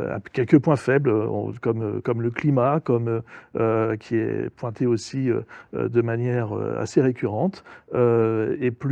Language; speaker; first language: French; native; French